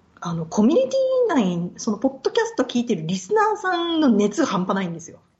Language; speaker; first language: Japanese; native; Japanese